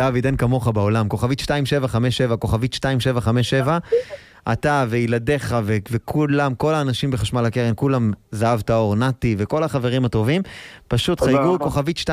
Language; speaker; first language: Hebrew; native; Hebrew